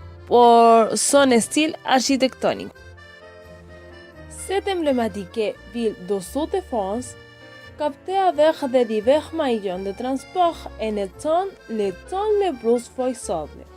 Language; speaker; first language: French; non-native, learner; Spanish